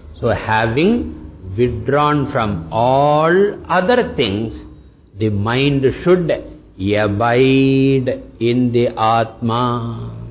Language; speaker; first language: English; non-native, local second language; Tamil